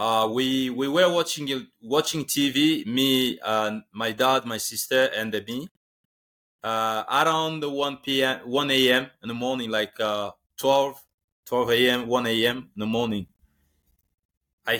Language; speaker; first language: English; non-native, learner; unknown